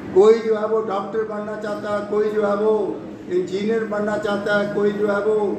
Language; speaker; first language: Hindi; native; Hindi